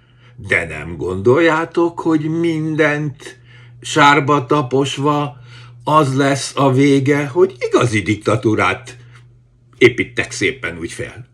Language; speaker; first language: Hungarian; native; Hungarian